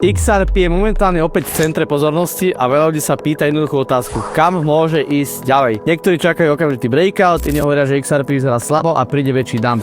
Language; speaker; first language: Slovak; native; Slovak